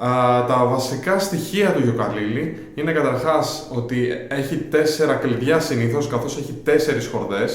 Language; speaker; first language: Greek; native; Greek